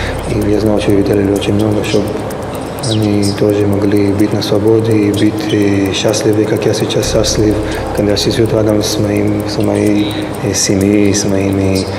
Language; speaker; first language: Russian; early bilingual, heritage; Russian